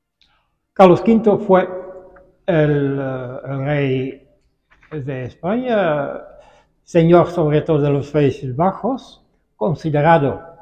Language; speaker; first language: Spanish; non-native, fluent; Dutch